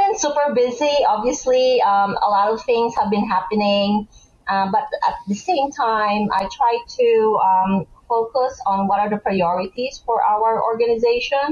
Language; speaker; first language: English; non-native, local second language; Hiligaynon